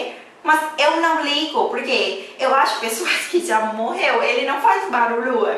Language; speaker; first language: Portuguese; non-native, learner; Thai